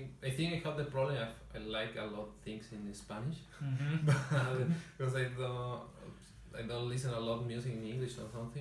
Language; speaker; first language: English; non-native, learner; Spanish